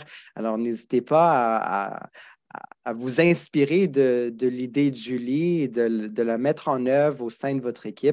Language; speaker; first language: French; native; French